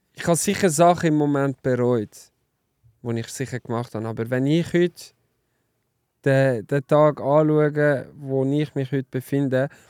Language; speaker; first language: German; non-native, local second language; French